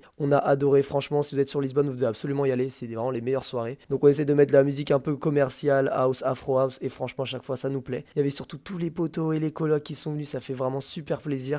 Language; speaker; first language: French; native; French